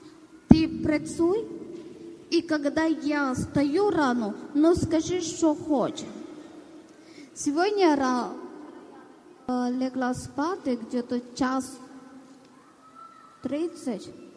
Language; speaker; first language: Ukrainian; non-native, learner; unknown